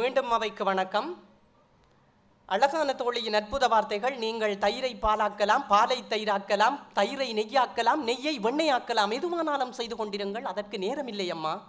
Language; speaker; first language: Tamil; native; Tamil